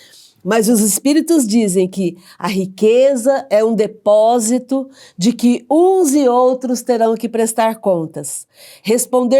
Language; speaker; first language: Portuguese; native; Portuguese